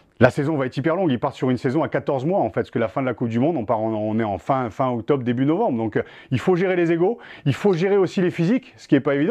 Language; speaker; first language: French; native; French